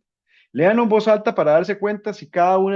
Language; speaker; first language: Spanish; native; Spanish